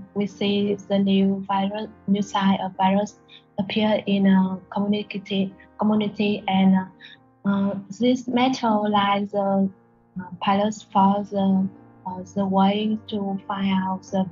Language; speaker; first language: English; non-native, learner; Vietnamese